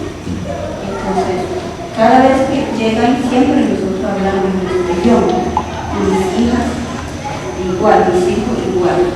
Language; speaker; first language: Spanish; non-native, local second language; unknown